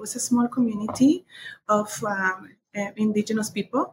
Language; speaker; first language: English; non-native, fluent; Spanish